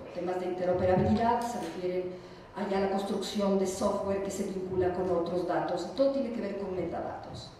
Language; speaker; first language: Spanish; native; Spanish